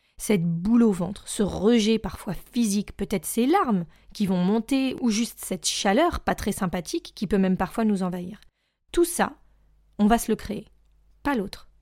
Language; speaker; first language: French; native; French